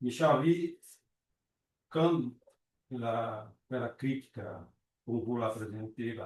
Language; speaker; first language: French; non-native, learner; Portuguese